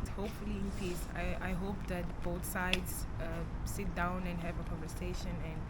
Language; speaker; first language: English; non-native, fluent; Korean